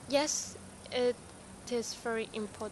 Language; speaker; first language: English; non-native, learner; Cantonese